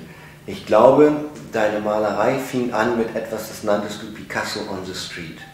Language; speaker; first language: German; native; German